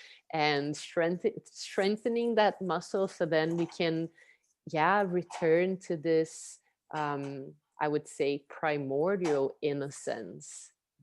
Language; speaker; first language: English; non-native, fluent; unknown